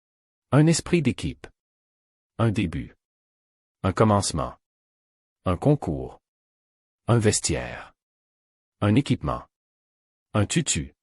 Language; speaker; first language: French; non-native, fluent; Arabic